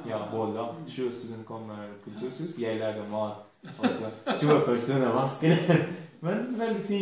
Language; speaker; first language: Norwegian; non-native, learner; Turkish